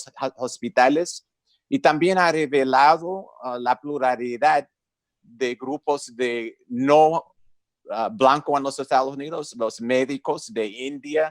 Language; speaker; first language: Spanish; non-native, fluent; English